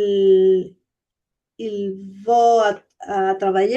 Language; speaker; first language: French; non-native, learner; Spanish